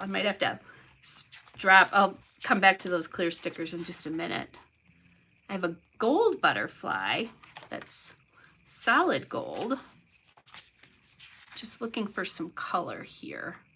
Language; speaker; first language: English; native; English